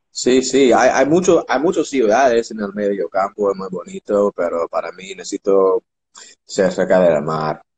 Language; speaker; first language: Spanish; non-native, learner; English